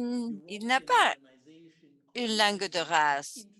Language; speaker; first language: French; non-native, fluent; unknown